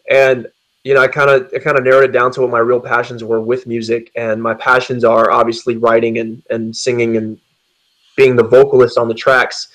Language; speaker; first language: English; native; English